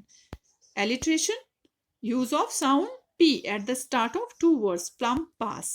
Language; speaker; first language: English; non-native, local second language; Hindi